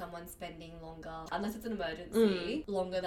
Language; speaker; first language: English; non-native, local second language; Cantonese